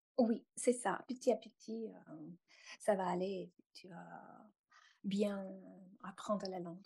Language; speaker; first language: French; non-native, fluent; English